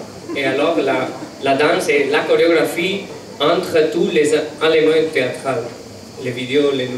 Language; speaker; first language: French; non-native, learner; Catalan